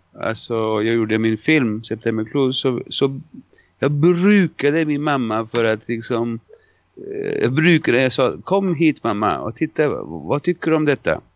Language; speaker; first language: Swedish; non-native, fluent; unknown